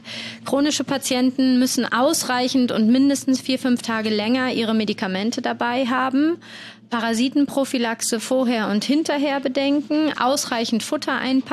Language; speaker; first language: German; native; German